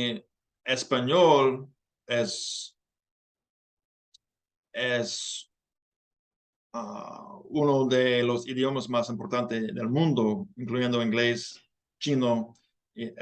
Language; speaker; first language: Spanish; non-native, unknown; English